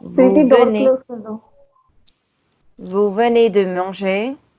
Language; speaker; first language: French; non-native, fluent; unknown